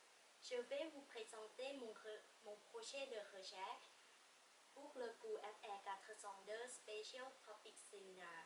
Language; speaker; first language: French; non-native, fluent; Thai